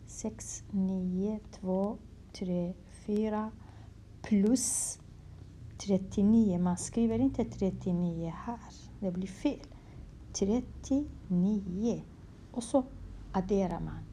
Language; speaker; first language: Swedish; non-native, fluent; Kurdish